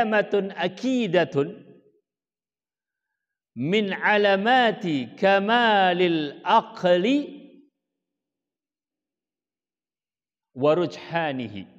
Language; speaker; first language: Arabic; non-native, fluent; Indonesian